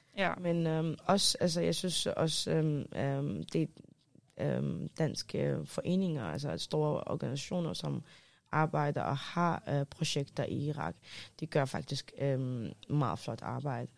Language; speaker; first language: Danish; early bilingual, other home language; Arabic